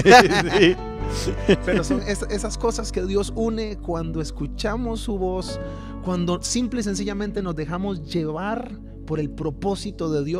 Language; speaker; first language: Spanish; native; Spanish